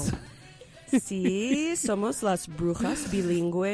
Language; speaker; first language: Spanish; non-native, fluent; English